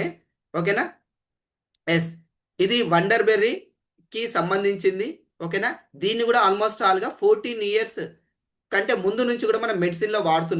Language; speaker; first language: Telugu; native; Telugu